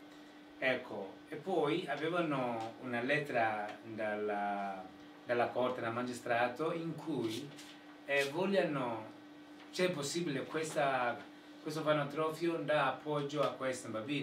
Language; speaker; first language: Italian; non-native, fluent; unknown